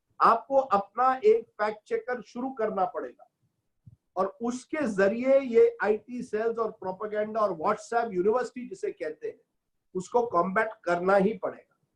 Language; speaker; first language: Hindi; non-native, local second language; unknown